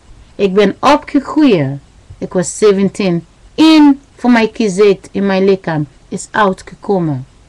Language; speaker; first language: Dutch; non-native, learner; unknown